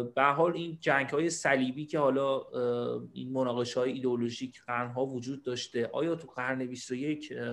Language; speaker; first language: Persian; native; Persian